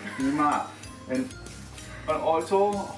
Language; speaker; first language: English; non-native, fluent; German